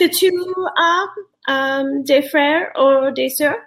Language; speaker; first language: French; non-native, learner; English